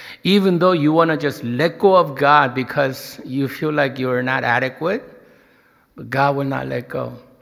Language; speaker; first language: English; early bilingual, other home language; Korean